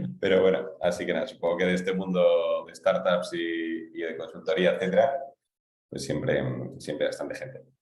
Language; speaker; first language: Spanish; native; Spanish